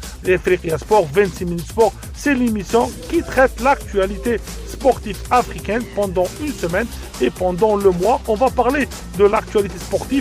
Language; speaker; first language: French; non-native, local second language; Arabic